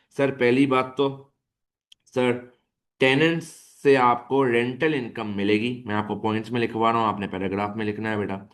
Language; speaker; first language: Urdu; native; Urdu